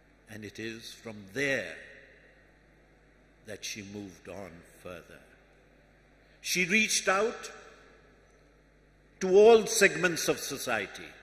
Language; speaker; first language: English; non-native, local second language; Urdu